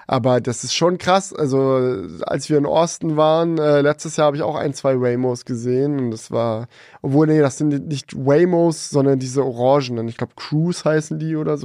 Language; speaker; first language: German; native; German